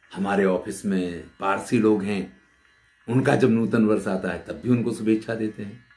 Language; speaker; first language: Hindi; native; Hindi